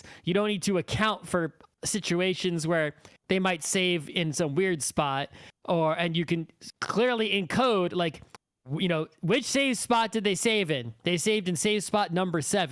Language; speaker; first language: English; native; English